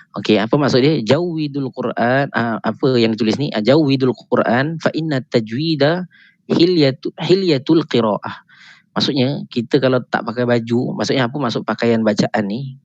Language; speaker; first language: Malay; native; Malay